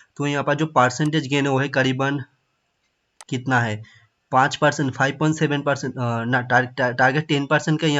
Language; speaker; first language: Hindi; non-native, local second language; Bangla